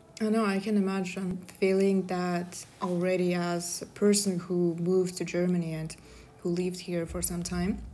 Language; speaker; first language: English; non-native, fluent; Kazakh